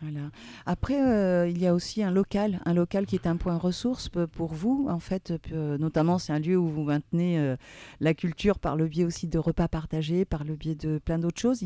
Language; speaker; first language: French; native; French